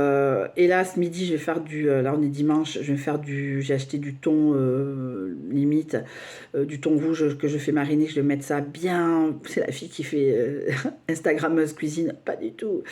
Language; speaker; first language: French; native; French